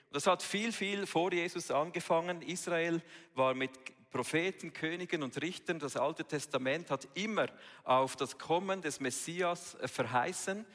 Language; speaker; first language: German; native; German